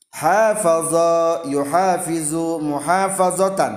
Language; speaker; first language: Arabic; non-native, fluent; Indonesian